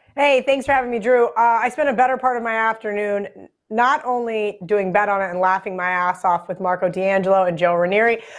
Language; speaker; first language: English; native; English